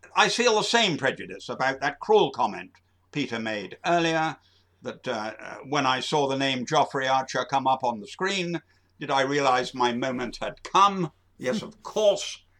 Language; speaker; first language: English; native; English